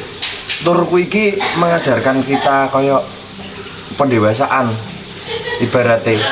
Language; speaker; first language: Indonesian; non-native, local second language; Javanese